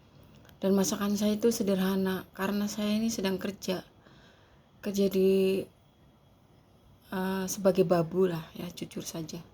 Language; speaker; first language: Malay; non-native, local second language; Javanese